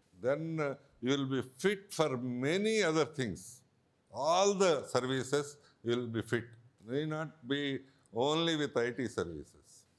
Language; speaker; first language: English; non-native, local second language; Telugu